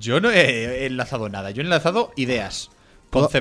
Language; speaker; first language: Spanish; native; Spanish